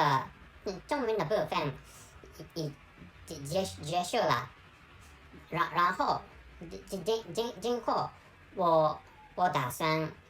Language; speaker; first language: Chinese; non-native, learner; Japanese